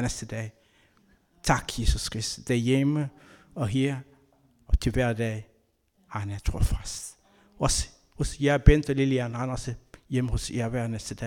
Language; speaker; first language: Danish; non-native, learner; Kabuverdianu